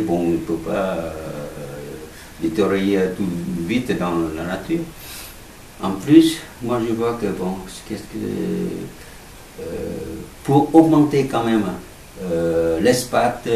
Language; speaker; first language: French; non-native, learner; Vietnamese